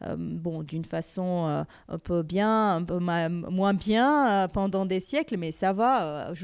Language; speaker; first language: French; native; French